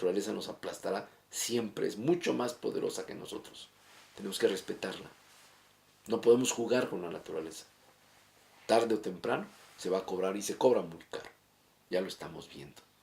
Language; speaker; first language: Spanish; native; Spanish